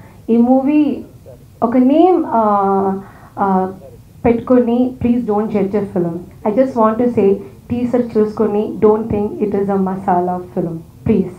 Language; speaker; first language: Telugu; non-native, learner; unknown